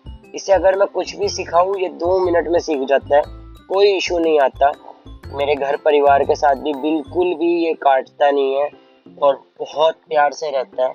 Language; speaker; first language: Hindi; native; Hindi